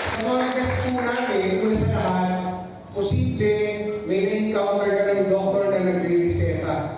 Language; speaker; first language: Filipino; native; Filipino